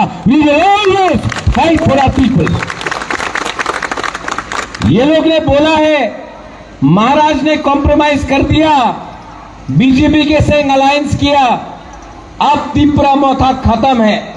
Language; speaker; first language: Hindi; non-native, local second language; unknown